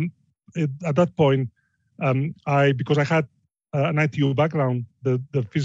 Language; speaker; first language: English; non-native, fluent; Spanish